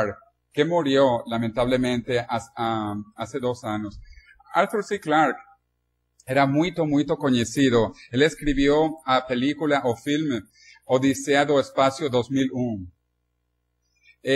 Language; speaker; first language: Spanish; non-native, learner; Portuguese